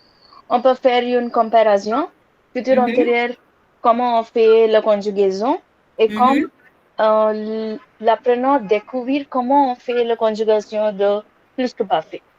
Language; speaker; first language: French; non-native, learner; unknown